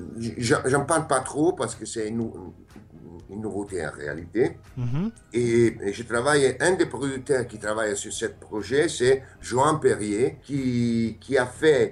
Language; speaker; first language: French; non-native, fluent; Italian